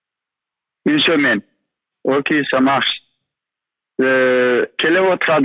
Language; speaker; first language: French; non-native, learner; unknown